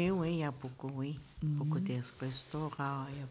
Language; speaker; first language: French; non-native, learner; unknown